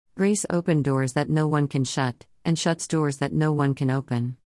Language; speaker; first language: English; non-native, local second language; Jamaican Creole English